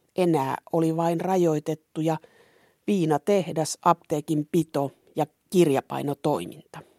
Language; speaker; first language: Finnish; native; Finnish